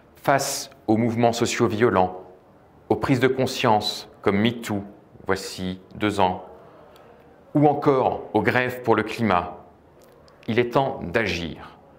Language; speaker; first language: French; native; French